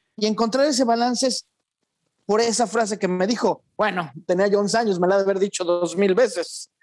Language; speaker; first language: Spanish; native; Spanish